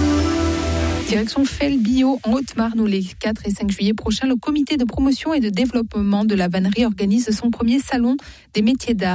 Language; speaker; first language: French; native; French